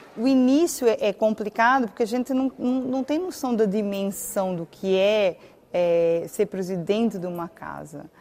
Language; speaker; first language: Portuguese; native; Portuguese